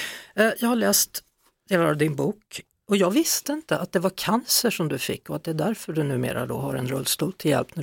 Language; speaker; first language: Swedish; native; Swedish